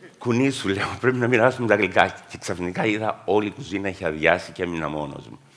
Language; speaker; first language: Greek; native; Greek